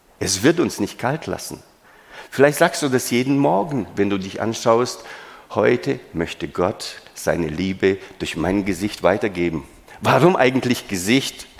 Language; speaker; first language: German; non-native, fluent; Romanian